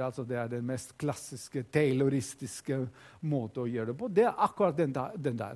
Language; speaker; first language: Norwegian; non-native, fluent; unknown